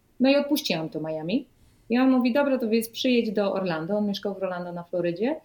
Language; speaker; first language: Polish; native; Polish